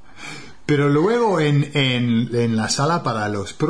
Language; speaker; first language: Spanish; non-native, fluent; English